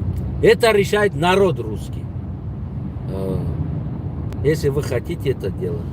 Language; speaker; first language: Russian; non-native, local second language; Tajik